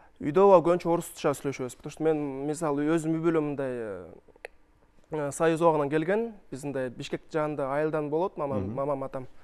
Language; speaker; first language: Kyrgyz; non-native, local second language; Russian